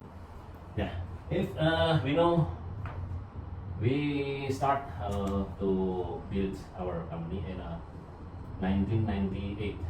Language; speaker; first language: English; non-native, learner; Indonesian